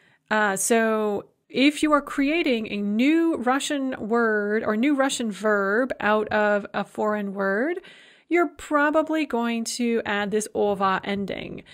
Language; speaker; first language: English; native; English